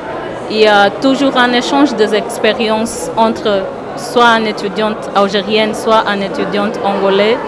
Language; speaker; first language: French; non-native, fluent; Portuguese